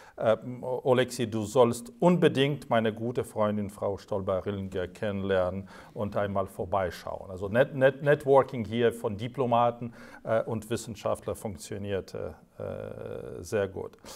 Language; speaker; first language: German; non-native, fluent; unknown